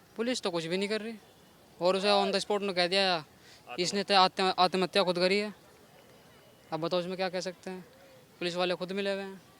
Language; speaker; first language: Hindi; native; Hindi